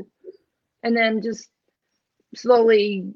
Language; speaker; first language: English; non-native, fluent; Ukrainian